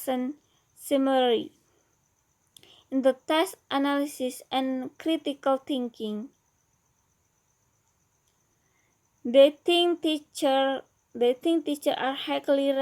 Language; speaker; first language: English; non-native, learner; Indonesian